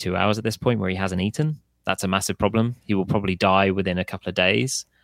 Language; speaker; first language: English; native; English